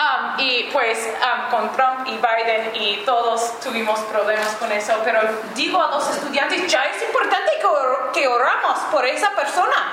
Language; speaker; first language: Spanish; non-native, learner; English